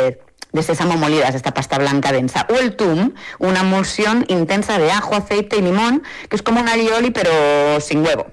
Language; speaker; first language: Spanish; native; Spanish